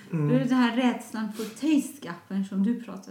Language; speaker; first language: Swedish; non-native, fluent; Persian